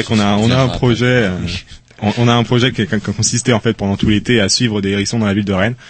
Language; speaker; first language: French; native; French